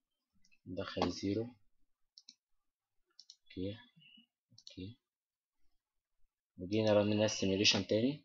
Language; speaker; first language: Arabic; native; Arabic